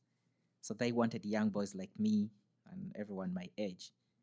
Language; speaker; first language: English; non-native, local second language; Acoli